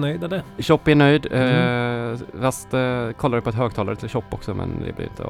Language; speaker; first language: Swedish; native; Swedish